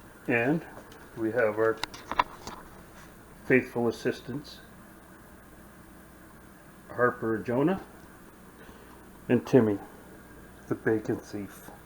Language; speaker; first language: English; native; English